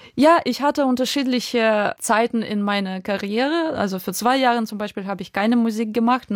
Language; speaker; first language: German; non-native, fluent; Ukrainian